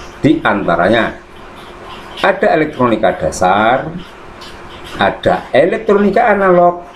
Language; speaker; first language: Indonesian; native; Indonesian